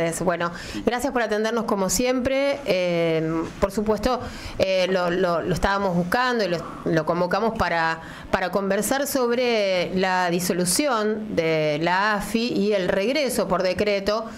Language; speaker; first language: Spanish; native; Spanish